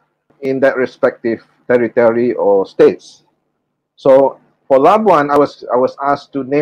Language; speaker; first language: English; non-native, local second language; Malay